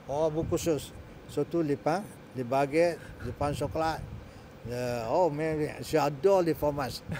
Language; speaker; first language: French; non-native, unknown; Malay